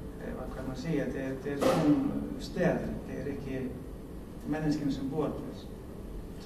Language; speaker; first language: Swedish; non-native, learner; Icelandic